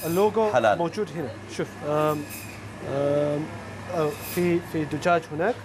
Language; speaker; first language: Arabic; non-native, learner; Urdu